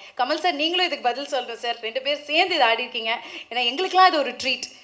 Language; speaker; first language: Tamil; native; Tamil